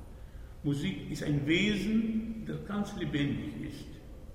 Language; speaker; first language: German; non-native, fluent; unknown